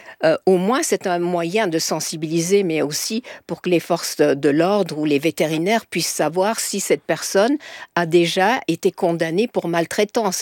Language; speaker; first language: French; native; French